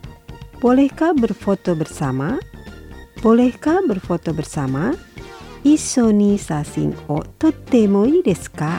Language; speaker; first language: Japanese; non-native, fluent; Indonesian